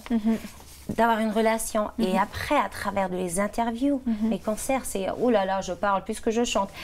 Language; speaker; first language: French; non-native, fluent; German